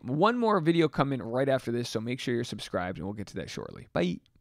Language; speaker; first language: English; native; English